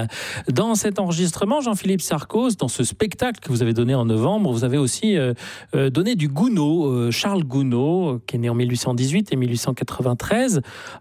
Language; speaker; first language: French; native; French